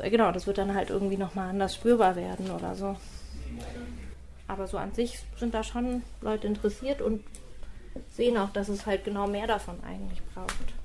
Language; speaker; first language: German; native; German